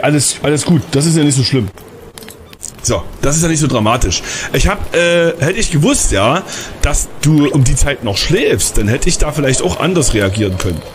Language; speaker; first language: German; native; German